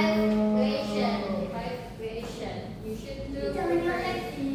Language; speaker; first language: English; non-native, learner; Indonesian